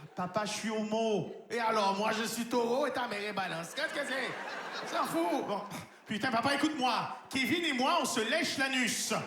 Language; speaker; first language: French; native; French